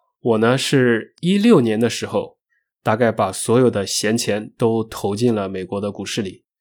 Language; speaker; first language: Chinese; native; Chinese